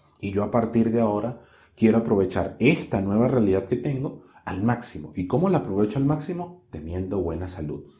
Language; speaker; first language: Spanish; native; Spanish